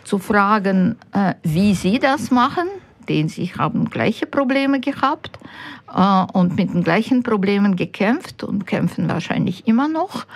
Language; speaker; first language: German; non-native, fluent; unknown